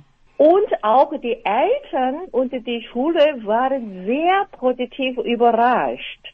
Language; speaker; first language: German; non-native, fluent; Korean